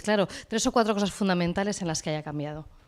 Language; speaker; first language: Spanish; native; Spanish